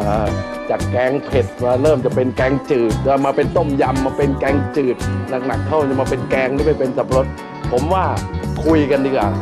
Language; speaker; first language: Thai; native; Thai